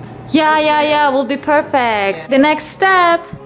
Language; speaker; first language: English; non-native, fluent; Turkish